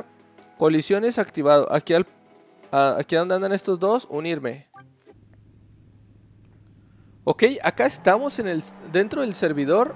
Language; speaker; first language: Spanish; native; Spanish